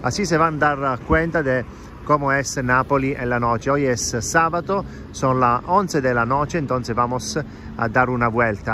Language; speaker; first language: Spanish; non-native, fluent; Italian